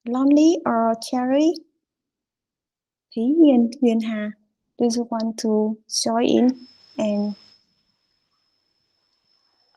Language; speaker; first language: English; non-native, fluent; Vietnamese